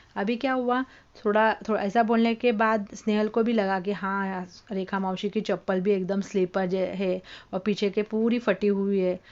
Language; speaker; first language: Hindi; non-native, local second language; Marathi